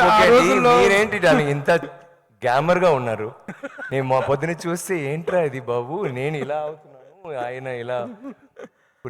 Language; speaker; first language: Telugu; non-native, learner; Tamil